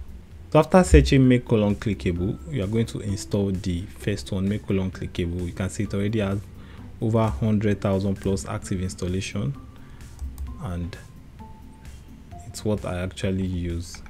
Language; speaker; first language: English; native; English